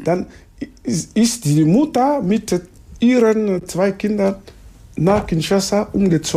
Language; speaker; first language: German; non-native, fluent; Lingala